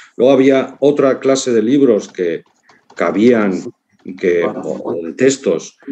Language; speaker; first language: Spanish; native; Spanish